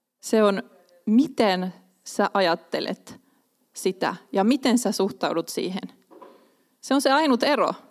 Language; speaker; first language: Finnish; non-native, local second language; Swedish